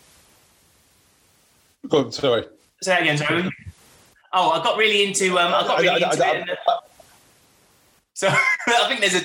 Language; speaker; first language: English; native; English